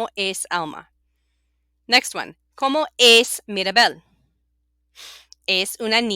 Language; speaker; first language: Spanish; non-native, fluent; English